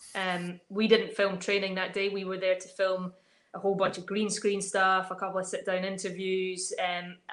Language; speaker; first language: English; native; English